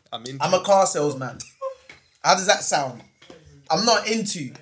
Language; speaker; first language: English; native; English